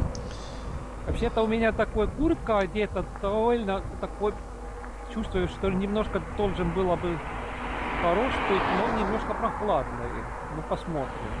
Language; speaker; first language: Russian; non-native, local second language; Estonian